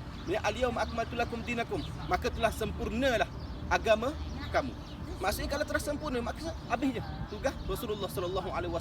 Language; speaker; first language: Malay; native; Malay